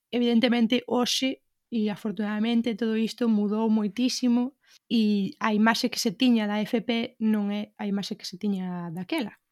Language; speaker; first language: Galician; native; Galician